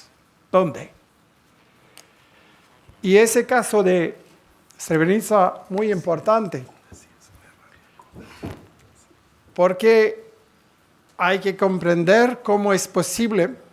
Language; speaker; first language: Spanish; non-native, fluent; French